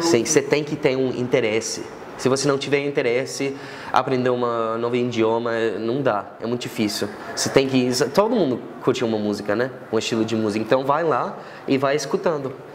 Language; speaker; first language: Portuguese; non-native, fluent; English